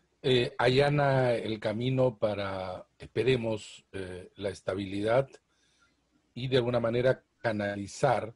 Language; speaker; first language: Spanish; native; Spanish